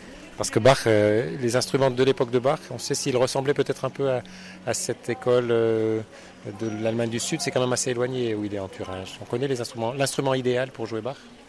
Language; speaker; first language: French; native; French